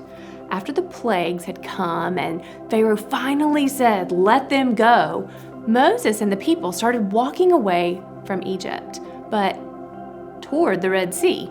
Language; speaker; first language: English; native; English